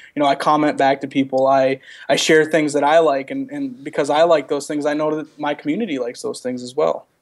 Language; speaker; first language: English; native; English